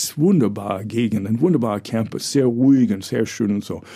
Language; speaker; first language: German; early bilingual, other home language; English